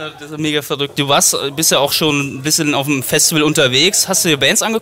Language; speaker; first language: German; native; German